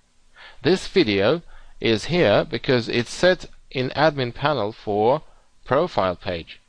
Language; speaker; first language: English; non-native, fluent; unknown